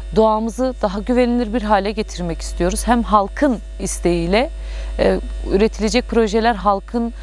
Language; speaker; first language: Turkish; native; Turkish